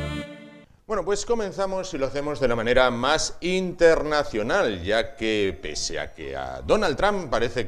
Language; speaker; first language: Spanish; native; Spanish